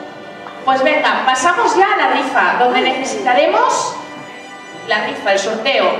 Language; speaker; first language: Spanish; native; Spanish